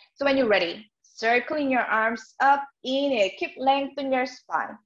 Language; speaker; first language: English; non-native, fluent; Korean